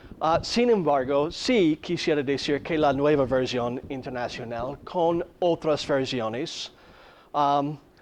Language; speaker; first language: Spanish; non-native, fluent; English